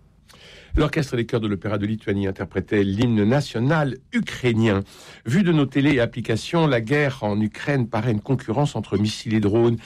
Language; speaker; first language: French; native; French